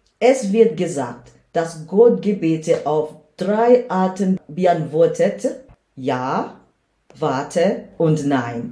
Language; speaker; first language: German; non-native, learner; English